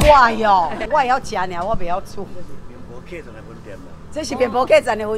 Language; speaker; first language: Chinese; native; Chinese